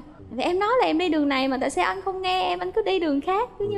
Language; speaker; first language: Vietnamese; native; Vietnamese